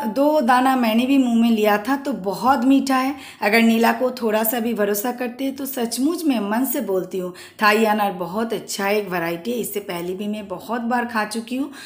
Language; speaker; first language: Hindi; non-native, local second language; Bangla